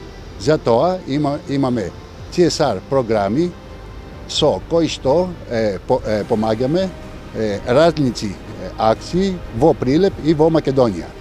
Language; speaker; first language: Macedonian; non-native, learner; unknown